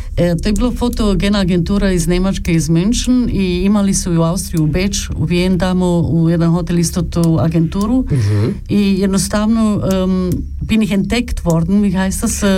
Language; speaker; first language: Serbian; early bilingual, heritage; Serbian